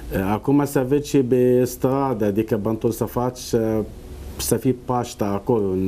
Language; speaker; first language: Romanian; non-native, learner; Arabic